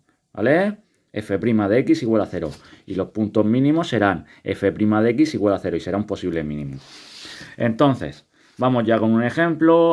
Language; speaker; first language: Spanish; native; Spanish